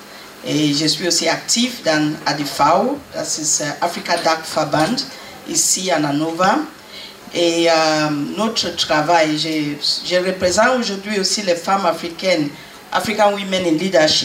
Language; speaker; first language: French; non-native, learner; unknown